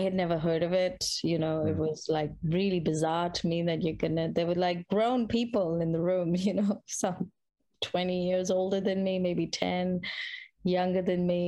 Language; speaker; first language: English; non-native, local second language; Hindi